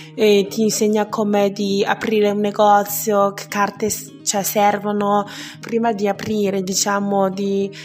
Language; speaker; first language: Italian; non-native, fluent; Chinese